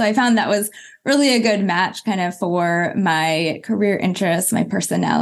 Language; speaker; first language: English; native; English